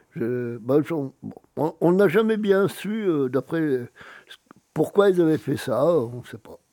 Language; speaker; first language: French; native; French